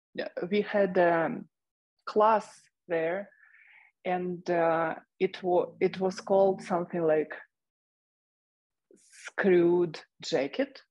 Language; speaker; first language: English; non-native, fluent; Russian